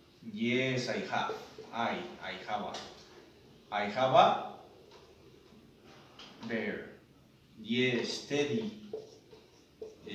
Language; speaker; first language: English; non-native, fluent; Spanish